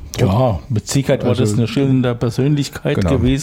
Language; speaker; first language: German; native; German